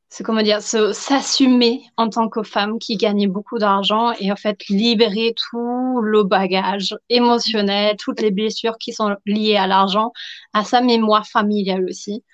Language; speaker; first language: French; non-native, fluent; German